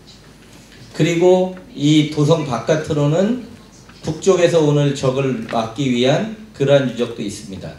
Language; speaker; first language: Korean; native; Korean